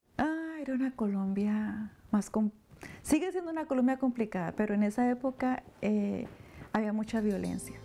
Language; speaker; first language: Spanish; native; Spanish